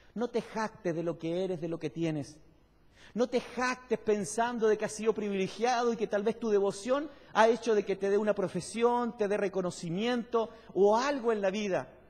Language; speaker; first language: Spanish; native; Spanish